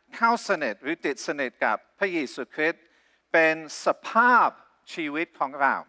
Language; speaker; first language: Thai; non-native, fluent; English